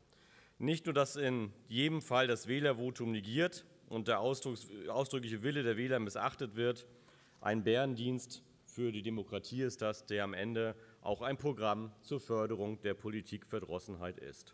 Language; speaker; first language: German; native; German